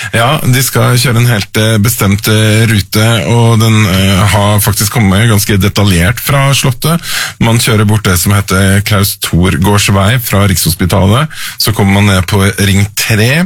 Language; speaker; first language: Norwegian; native; Norwegian